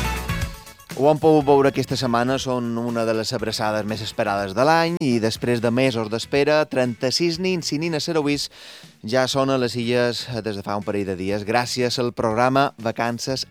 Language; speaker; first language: Catalan; native; Catalan